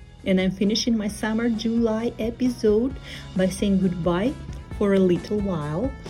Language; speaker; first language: English; non-native, fluent; Russian